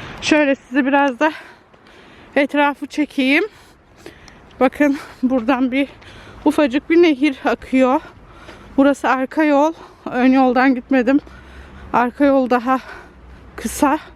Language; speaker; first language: Turkish; early bilingual, heritage; Turkish